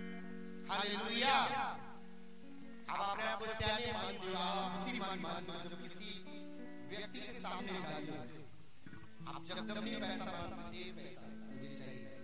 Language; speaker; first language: Hindi; non-native, local second language; Punjabi